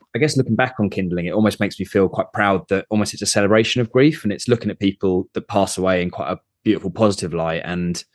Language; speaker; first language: English; native; English